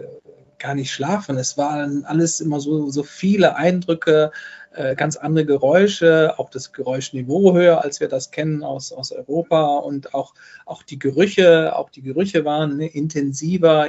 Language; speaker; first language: German; native; German